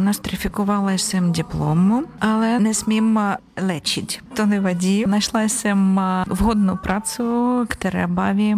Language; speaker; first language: Czech; non-native, learner; Ukrainian